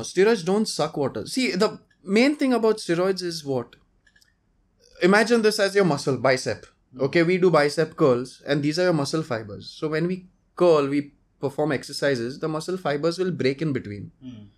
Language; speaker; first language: English; non-native, local second language; Konkani